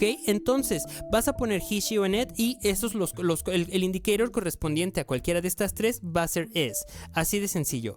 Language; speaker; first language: Spanish; native; Spanish